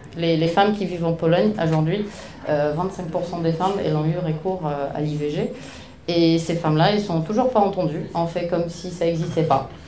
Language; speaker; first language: French; non-native, fluent; Polish